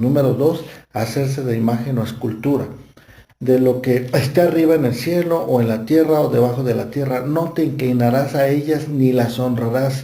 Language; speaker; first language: Spanish; native; Spanish